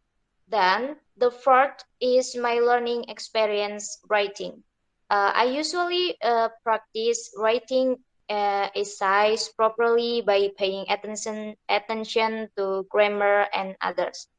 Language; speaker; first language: English; non-native, learner; Indonesian